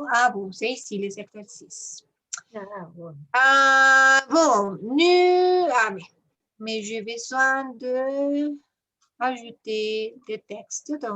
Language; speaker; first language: French; non-native, fluent; Spanish